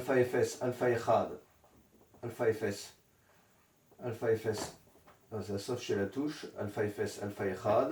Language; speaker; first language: Hebrew; non-native, fluent; French